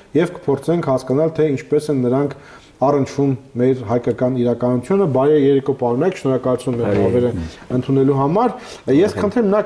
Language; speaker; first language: Armenian; native; Armenian